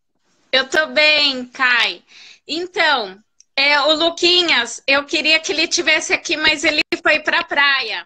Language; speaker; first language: Portuguese; native; Portuguese